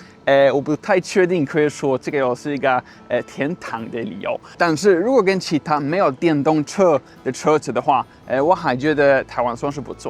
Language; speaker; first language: Chinese; non-native, fluent; Swedish